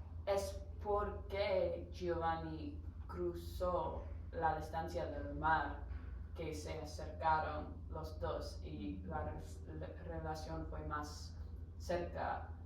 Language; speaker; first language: Spanish; non-native, learner; English